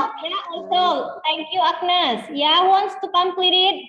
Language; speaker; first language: English; non-native, learner; Indonesian